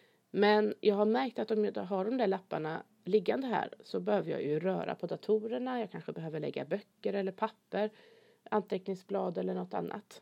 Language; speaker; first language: Swedish; native; Swedish